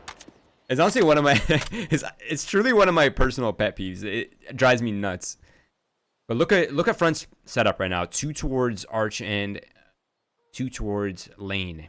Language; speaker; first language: English; native; English